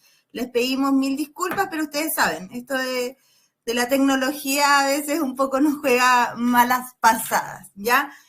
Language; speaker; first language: Spanish; native; Spanish